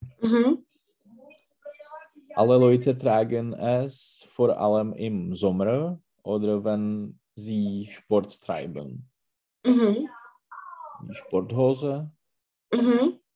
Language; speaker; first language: German; non-native, learner; Czech